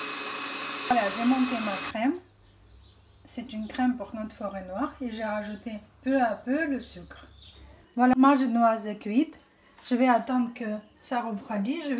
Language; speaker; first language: French; non-native, fluent; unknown